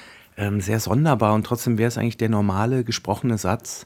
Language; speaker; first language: German; native; German